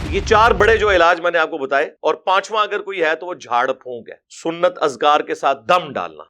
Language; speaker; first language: Urdu; non-native, local second language; Punjabi